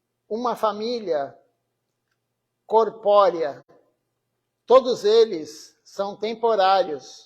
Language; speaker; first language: Portuguese; native; Portuguese